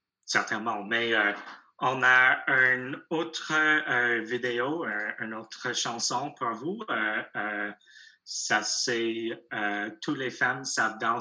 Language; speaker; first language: French; non-native, learner; English